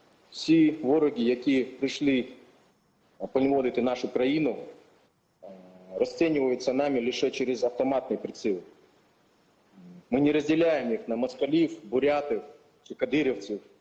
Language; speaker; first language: Ukrainian; non-native, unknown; Chechen